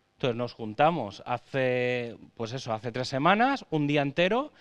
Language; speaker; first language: Spanish; native; Spanish